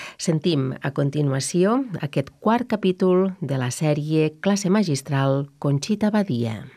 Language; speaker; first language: Catalan; native; Catalan